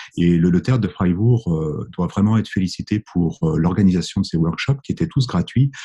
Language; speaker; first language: French; native; French